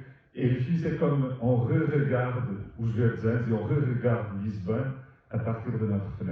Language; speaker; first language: French; non-native, fluent; Portuguese